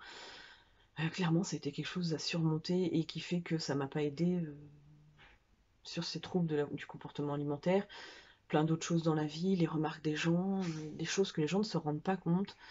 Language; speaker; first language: French; native; French